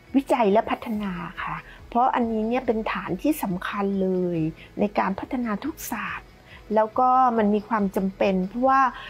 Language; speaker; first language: Thai; native; Thai